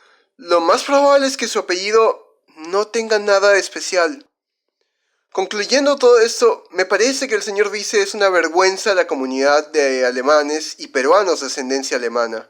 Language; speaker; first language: Spanish; native; Spanish